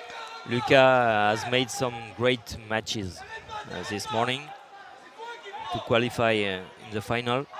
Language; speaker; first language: English; non-native, learner; French